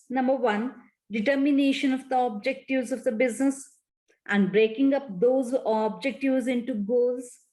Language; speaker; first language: English; non-native, local second language; Kannada